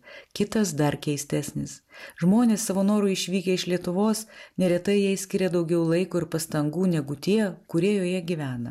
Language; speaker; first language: Lithuanian; native; Lithuanian